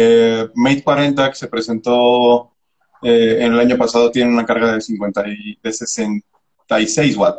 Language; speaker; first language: Spanish; native; Spanish